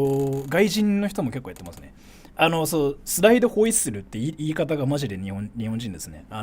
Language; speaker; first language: Japanese; native; Japanese